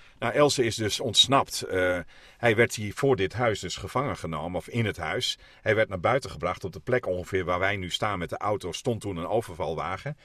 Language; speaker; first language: Dutch; native; Dutch